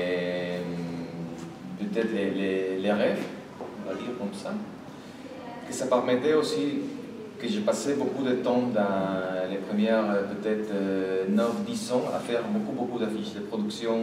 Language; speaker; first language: French; non-native, fluent; Spanish